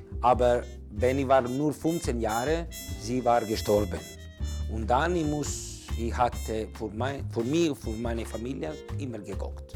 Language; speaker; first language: German; non-native, learner; Italian